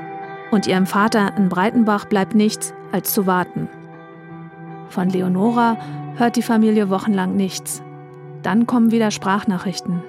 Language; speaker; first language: German; native; German